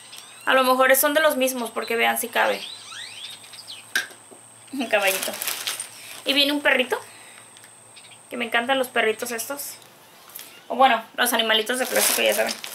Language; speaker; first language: Spanish; native; Spanish